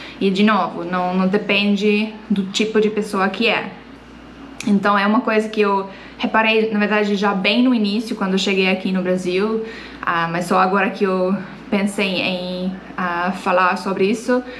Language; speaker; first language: Portuguese; non-native, fluent; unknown